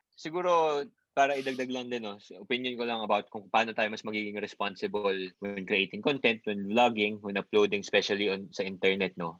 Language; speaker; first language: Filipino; non-native, local second language; Bikol